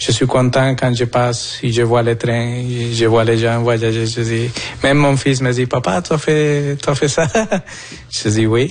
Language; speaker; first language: French; non-native, fluent; Spanish